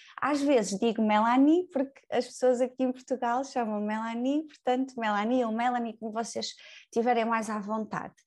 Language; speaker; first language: Portuguese; native; Portuguese